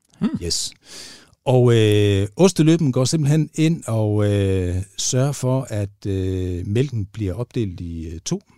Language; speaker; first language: Danish; native; Danish